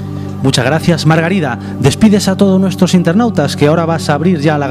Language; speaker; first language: Spanish; native; Spanish